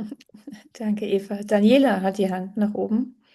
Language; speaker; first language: German; native; German